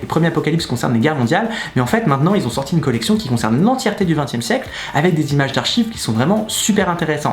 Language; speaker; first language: French; native; French